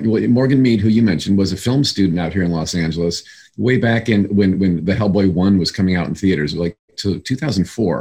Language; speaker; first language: English; native; English